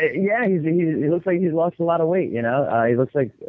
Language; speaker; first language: English; native; English